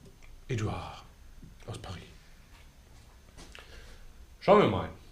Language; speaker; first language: German; native; German